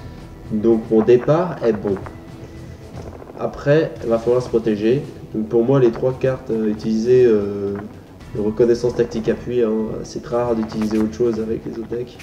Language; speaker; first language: French; native; French